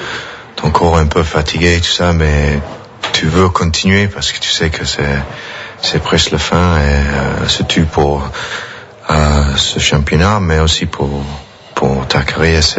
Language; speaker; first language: French; non-native, fluent; English